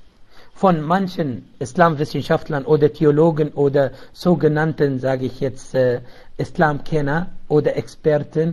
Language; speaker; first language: German; non-native, local second language; Arabic